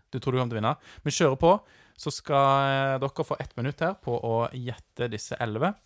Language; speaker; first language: Norwegian; native; Norwegian